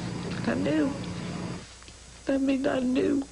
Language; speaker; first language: English; native; English